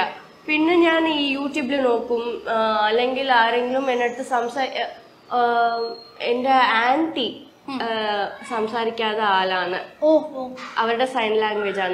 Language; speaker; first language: Malayalam; non-native, learner; Tamil